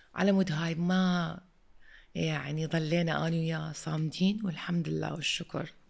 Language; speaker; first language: Arabic; native; Arabic